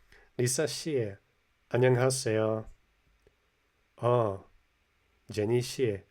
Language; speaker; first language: Korean; non-native, learner; English